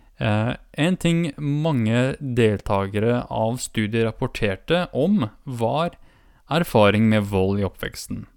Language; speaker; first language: Norwegian; early bilingual, other home language; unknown